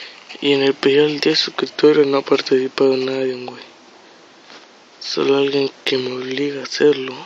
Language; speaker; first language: Spanish; native; Spanish